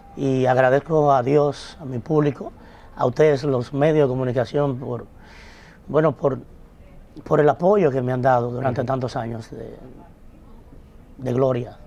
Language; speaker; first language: Spanish; native; Spanish